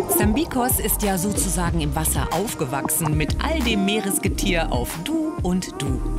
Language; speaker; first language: German; native; German